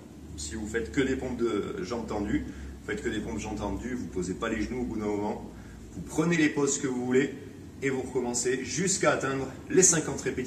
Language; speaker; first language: French; native; French